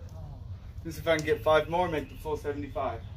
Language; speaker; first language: English; native; English